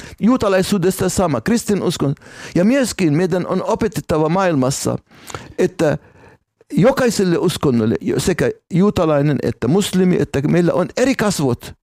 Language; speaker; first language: Finnish; non-native, fluent; Arabic